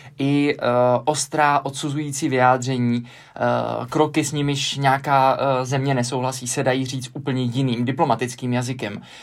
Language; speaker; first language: Czech; native; Czech